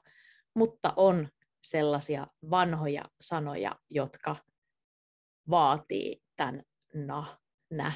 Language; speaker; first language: Finnish; native; Finnish